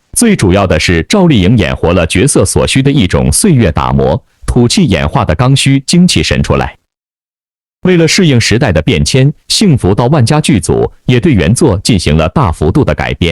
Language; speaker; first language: Chinese; native; Chinese